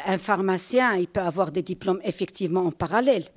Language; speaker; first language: French; non-native, local second language; Arabic